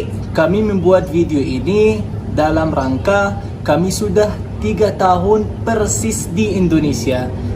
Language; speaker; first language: Indonesian; non-native, fluent; Arabic